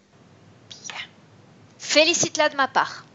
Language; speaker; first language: French; native; French